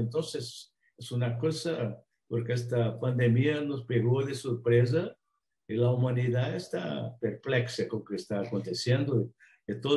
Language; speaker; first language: Spanish; non-native, fluent; Portuguese